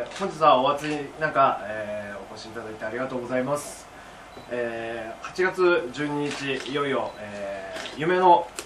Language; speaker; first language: Japanese; native; Japanese